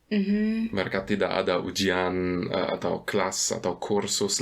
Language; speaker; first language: Indonesian; non-native, fluent; German